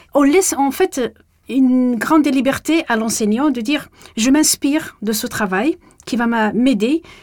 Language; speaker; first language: French; non-native, local second language; Arabic